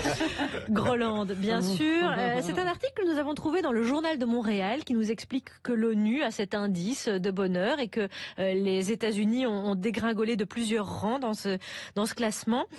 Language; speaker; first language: French; native; French